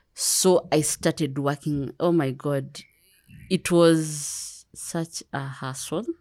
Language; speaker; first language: English; non-native, local second language; Kikuyu